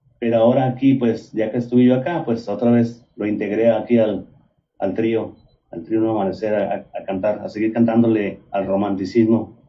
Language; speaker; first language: Spanish; native; Spanish